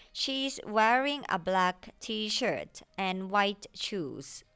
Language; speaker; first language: English; non-native, fluent; Thai